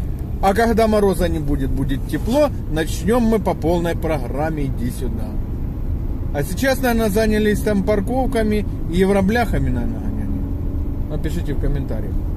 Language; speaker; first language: Russian; native; Russian